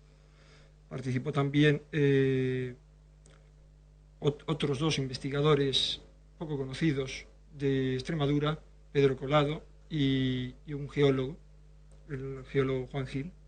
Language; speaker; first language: Spanish; native; Spanish